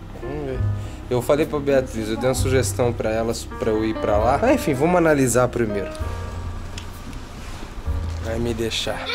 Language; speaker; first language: Portuguese; native; Portuguese